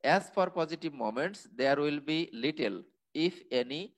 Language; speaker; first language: English; non-native, local second language; Bangla